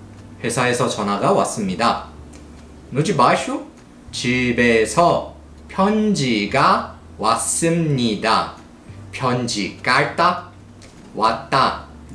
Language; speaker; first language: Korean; early bilingual, heritage; Portuguese